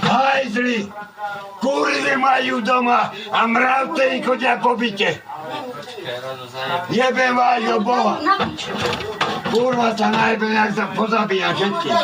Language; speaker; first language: Slovak; native; Slovak